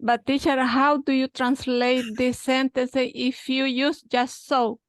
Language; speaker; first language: English; non-native, learner; Spanish